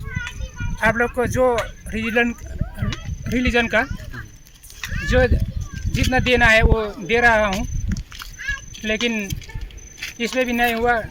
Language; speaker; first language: Hindi; non-native, local second language; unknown